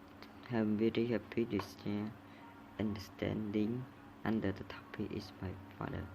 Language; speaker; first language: English; non-native, learner; Khmer